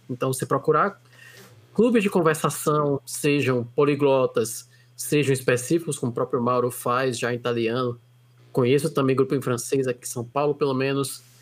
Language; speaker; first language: Portuguese; native; Portuguese